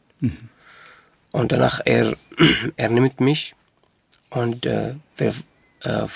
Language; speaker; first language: German; non-native, local second language; Arabic